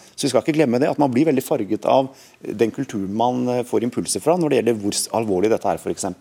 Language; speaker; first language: Norwegian; native; Norwegian